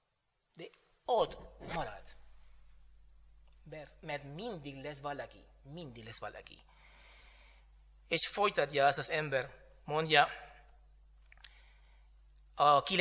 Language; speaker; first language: Hungarian; non-native, learner; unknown